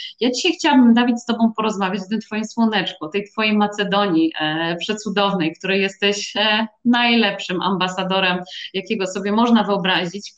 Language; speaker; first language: Polish; native; Polish